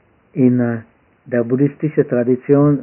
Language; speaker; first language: German; non-native, fluent; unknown